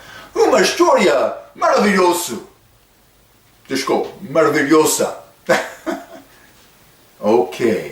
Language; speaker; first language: Portuguese; non-native, fluent; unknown